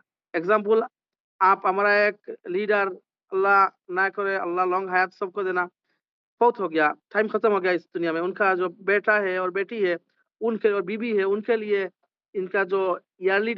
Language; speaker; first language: Hindi; non-native, learner; Bangla